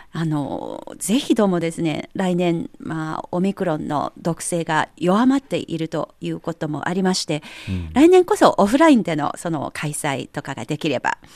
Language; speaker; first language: Japanese; non-native, fluent; Chinese